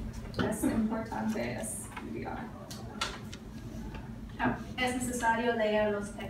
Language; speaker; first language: Spanish; non-native, learner; English